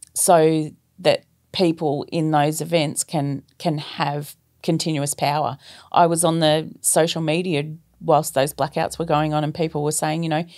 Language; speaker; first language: English; native; English